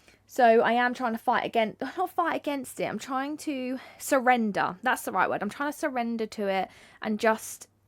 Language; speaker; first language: English; native; English